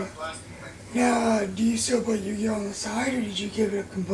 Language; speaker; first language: English; native; English